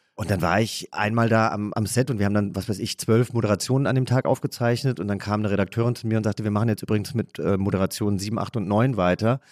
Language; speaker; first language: German; native; German